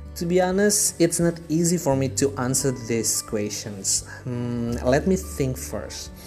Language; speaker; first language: English; non-native, learner; Indonesian